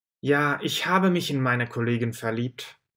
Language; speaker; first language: German; non-native, fluent; Russian